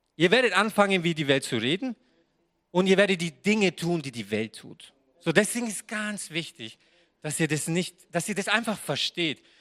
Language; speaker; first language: German; non-native, fluent; Serbian